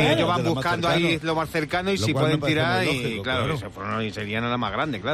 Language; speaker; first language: Spanish; native; Spanish